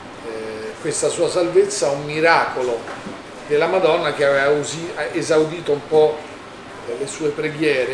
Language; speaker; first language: Italian; native; Italian